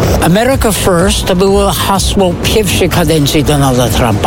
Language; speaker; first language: Polish; non-native, fluent; English